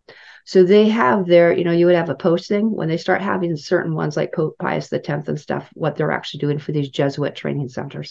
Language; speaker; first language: English; native; English